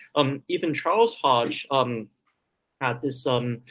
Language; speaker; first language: English; early bilingual, other home language; Chinese